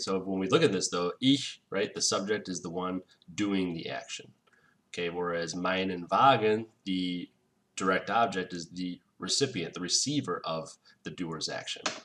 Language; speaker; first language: English; native; English